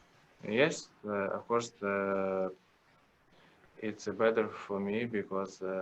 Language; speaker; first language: English; non-native, learner; Russian